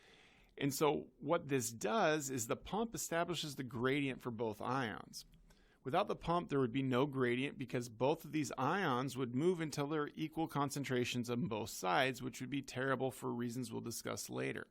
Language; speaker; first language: English; native; English